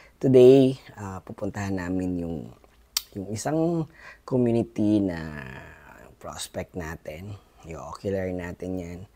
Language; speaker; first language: Filipino; native; Filipino